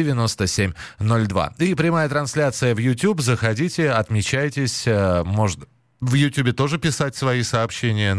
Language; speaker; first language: Russian; native; Russian